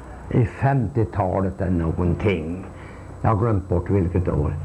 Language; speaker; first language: Swedish; native; Swedish